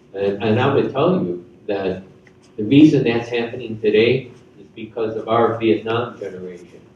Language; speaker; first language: English; native; English